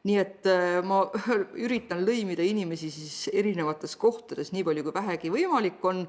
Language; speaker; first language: Estonian; native; Estonian